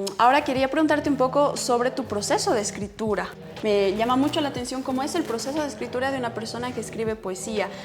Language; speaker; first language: Spanish; native; Spanish